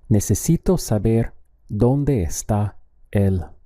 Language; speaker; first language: Spanish; non-native, fluent; English